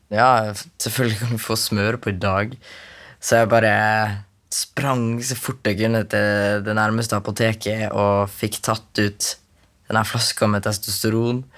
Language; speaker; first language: Norwegian; native; Norwegian